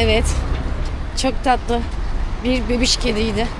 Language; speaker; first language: Turkish; native; Turkish